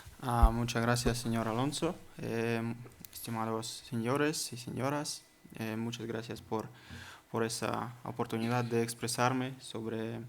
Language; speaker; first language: Spanish; non-native, learner; Kazakh